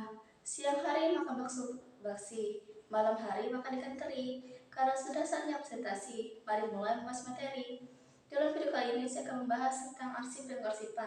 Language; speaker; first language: Indonesian; native; Indonesian